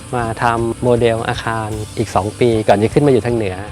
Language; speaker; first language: Thai; native; Thai